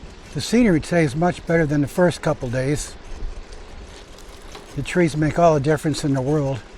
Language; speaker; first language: English; native; English